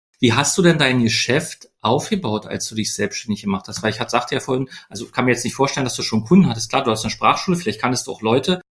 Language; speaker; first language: German; native; German